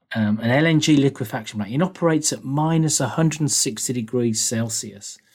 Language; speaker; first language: English; native; English